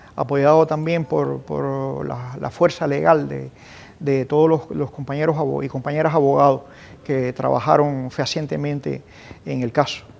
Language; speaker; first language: Spanish; native; Spanish